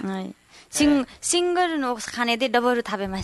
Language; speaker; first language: Japanese; non-native, learner; Nepali